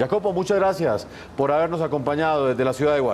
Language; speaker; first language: Spanish; native; Spanish